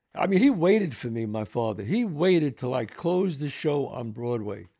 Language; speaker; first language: English; early bilingual, other home language; Italian